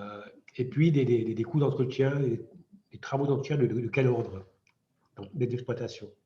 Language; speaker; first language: French; native; French